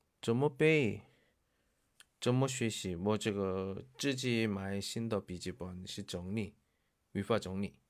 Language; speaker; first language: Chinese; non-native, learner; Korean